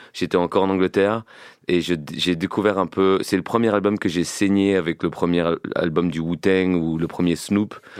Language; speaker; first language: French; early bilingual, heritage; French